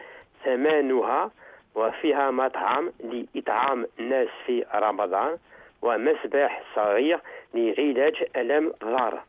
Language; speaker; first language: Arabic; non-native, learner; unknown